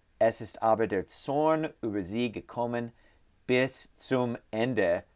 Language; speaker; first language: German; non-native, learner; English